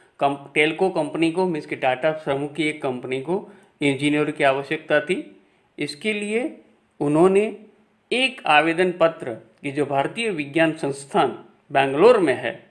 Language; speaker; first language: Hindi; non-native, local second language; Gujarati